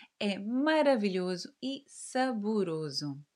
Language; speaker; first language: Portuguese; native; Portuguese